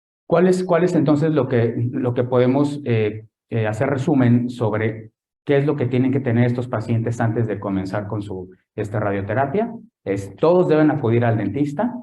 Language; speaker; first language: Spanish; native; Spanish